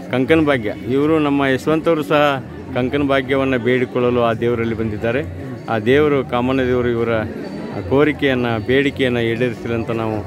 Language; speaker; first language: Kannada; native; Kannada